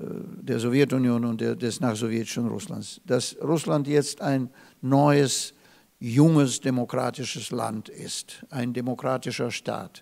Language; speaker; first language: German; non-native, fluent; Russian